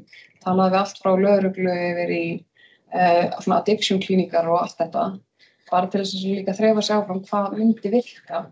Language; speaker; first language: Icelandic; native; Icelandic